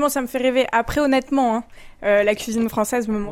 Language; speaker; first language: French; native; French